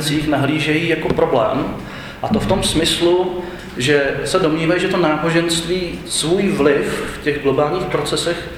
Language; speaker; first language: Czech; native; Czech